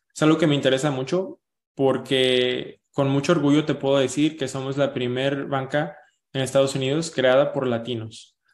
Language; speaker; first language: Spanish; early bilingual, heritage; Spanish